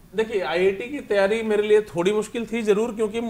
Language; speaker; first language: Hindi; native; Hindi